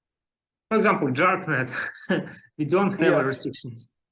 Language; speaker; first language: English; non-native, learner; Russian